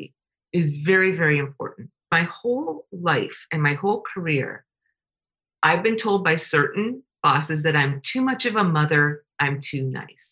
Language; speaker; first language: English; native; English